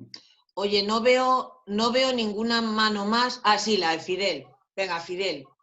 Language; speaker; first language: Spanish; native; Spanish